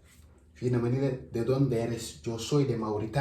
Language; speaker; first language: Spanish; non-native, learner; Wolof